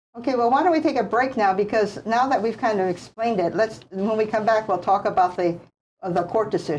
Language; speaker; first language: English; native; English